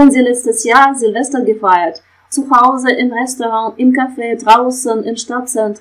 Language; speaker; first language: German; non-native, fluent; Russian